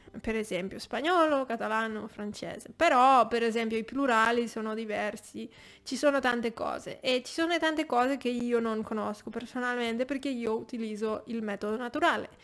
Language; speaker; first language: Italian; non-native, fluent; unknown